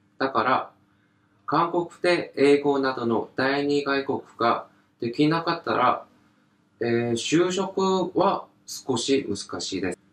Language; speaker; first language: Japanese; non-native, learner; Korean